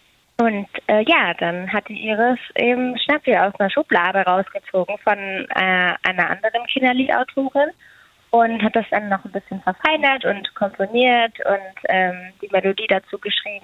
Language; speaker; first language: German; native; German